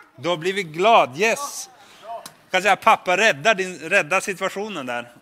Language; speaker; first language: Swedish; native; Swedish